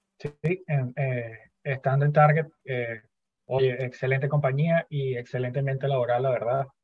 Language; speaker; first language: Spanish; native; Spanish